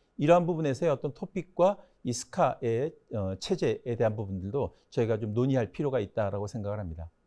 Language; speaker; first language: Korean; native; Korean